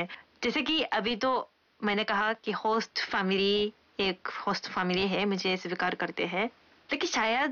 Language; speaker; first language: Hindi; non-native, fluent; Japanese